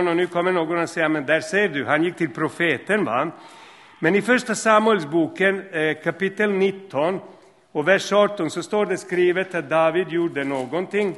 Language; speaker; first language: Swedish; non-native, fluent; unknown